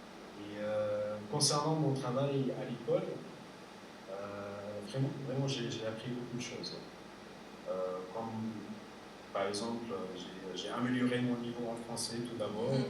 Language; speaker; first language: French; non-native, fluent; Arabic